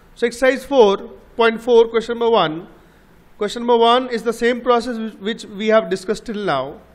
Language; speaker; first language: English; non-native, local second language; Bangla